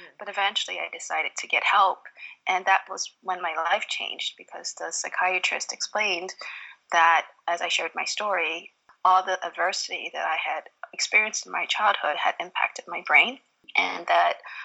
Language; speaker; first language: English; native; English